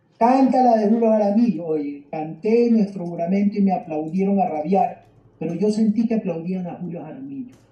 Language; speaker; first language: Spanish; native; Spanish